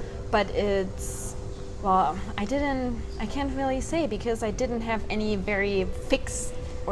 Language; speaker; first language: English; non-native, fluent; German